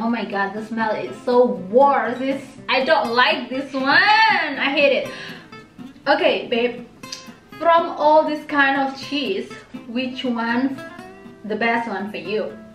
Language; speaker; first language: English; non-native, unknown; Indonesian